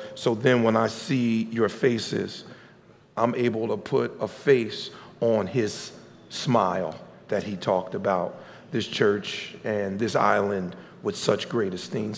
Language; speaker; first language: English; native; English